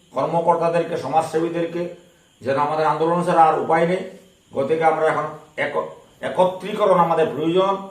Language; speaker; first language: Bangla; non-native, local second language; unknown